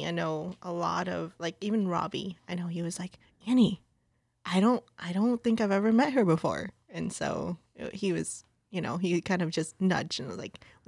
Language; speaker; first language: English; early bilingual, other home language; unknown